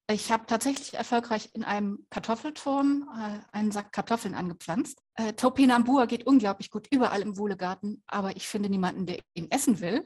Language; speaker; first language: German; native; German